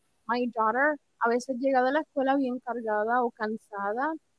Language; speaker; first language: Spanish; early bilingual, other home language; English